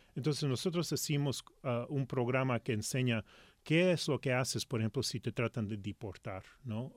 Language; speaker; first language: Spanish; early bilingual, heritage; Spanish